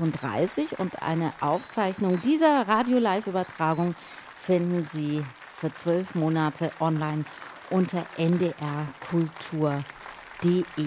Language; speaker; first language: German; native; German